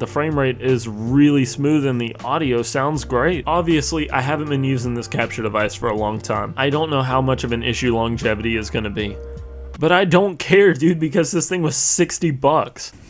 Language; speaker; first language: English; native; English